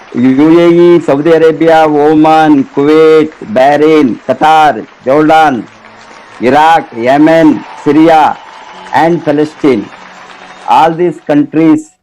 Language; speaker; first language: Hindi; non-native, local second language; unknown